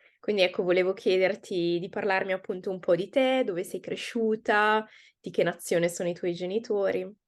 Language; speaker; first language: Italian; native; Italian